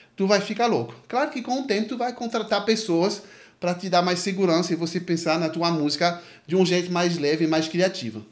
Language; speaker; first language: Portuguese; non-native, fluent; French